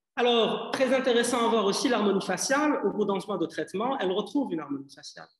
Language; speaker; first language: French; non-native, local second language; Arabic